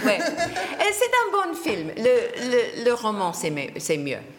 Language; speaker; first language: French; non-native, learner; English